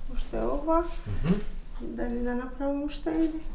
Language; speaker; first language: Macedonian; non-native, fluent; Armenian